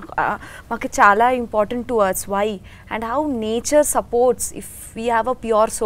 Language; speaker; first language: Telugu; non-native, learner; Bangla